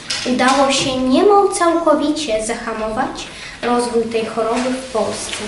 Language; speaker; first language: Polish; non-native, learner; Ukrainian